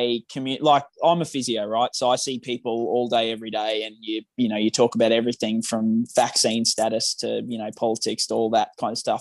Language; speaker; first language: English; native; English